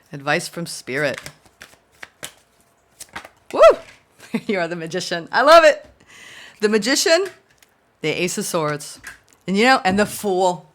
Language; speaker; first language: English; native; English